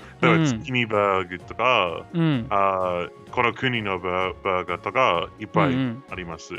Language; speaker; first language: Japanese; non-native, learner; English